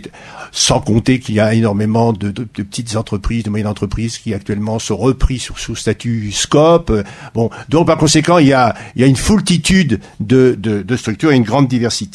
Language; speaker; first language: French; native; French